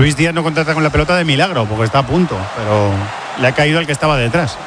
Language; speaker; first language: Spanish; native; Spanish